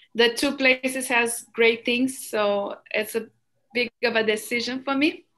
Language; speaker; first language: English; non-native, fluent; Portuguese